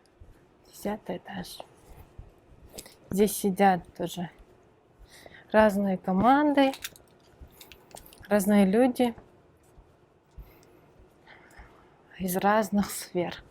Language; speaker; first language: Russian; non-native, local second language; Kyrgyz